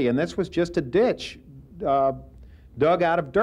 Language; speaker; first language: English; native; English